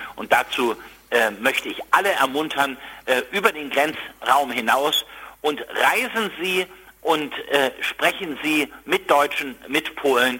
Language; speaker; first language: German; native; German